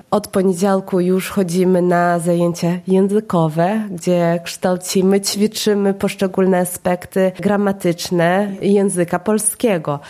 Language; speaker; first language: Polish; early bilingual, heritage; Polish